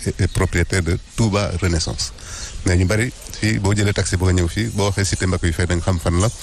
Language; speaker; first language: Wolof; native; Wolof